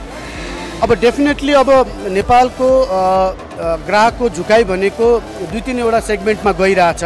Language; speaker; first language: Nepali; native; Nepali